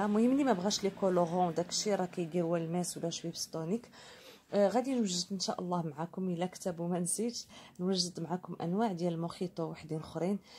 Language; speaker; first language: Arabic; native; Arabic